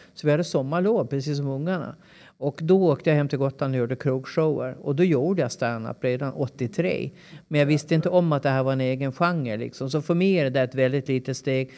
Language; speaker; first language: Swedish; native; Swedish